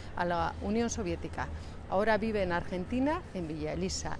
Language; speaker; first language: Spanish; native; Spanish